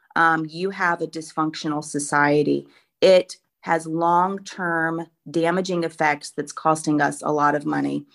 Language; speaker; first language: English; native; English